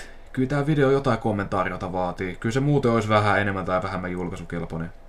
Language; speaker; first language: Finnish; native; Finnish